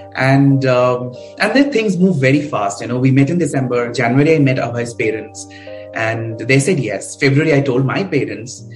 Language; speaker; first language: English; non-native, local second language; Bangla